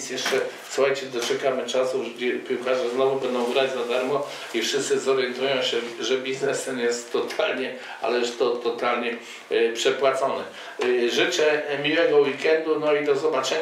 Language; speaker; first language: Polish; native; Polish